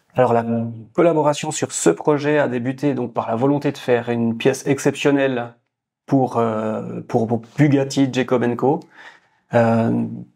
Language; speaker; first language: French; native; French